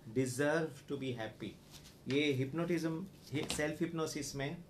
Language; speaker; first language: Hindi; non-native, local second language; Gujarati